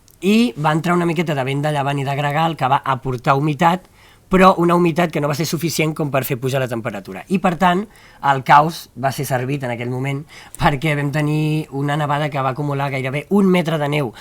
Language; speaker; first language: Catalan; native; Catalan